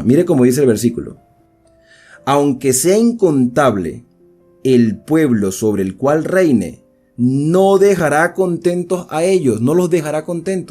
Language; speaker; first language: Spanish; native; Spanish